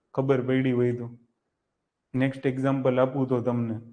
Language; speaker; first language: Hindi; non-native, local second language; Gujarati